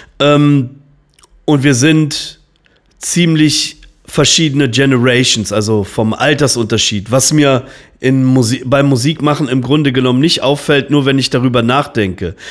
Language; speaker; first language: German; native; German